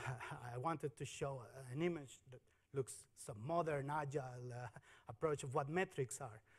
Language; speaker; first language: English; non-native, fluent; Spanish